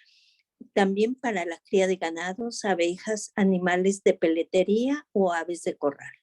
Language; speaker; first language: Spanish; native; Spanish